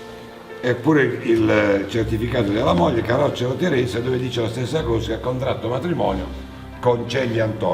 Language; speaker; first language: Italian; native; Italian